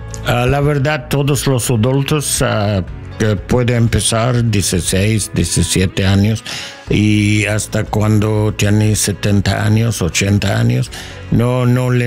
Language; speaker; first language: Spanish; non-native, learner; English